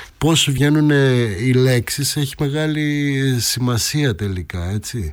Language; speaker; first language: Greek; native; Greek